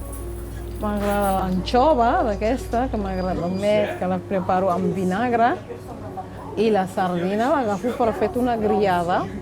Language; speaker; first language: Catalan; non-native, fluent; Fula